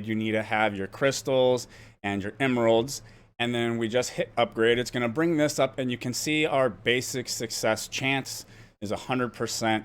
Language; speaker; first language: English; native; English